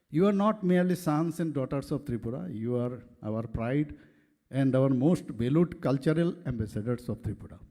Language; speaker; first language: English; non-native, local second language; Bangla